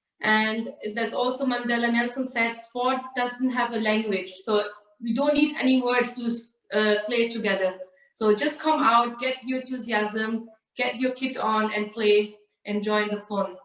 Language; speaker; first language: English; early bilingual, other home language; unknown